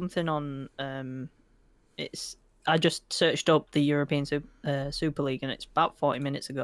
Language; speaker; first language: English; native; English